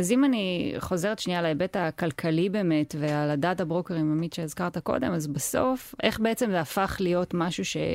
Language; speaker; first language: Hebrew; native; Hebrew